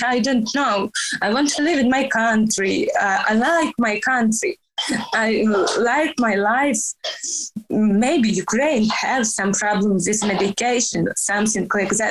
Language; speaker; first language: English; non-native, learner; Ukrainian